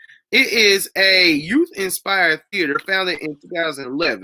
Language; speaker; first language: English; native; English